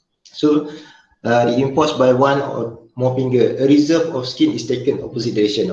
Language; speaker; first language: English; non-native, local second language; Malay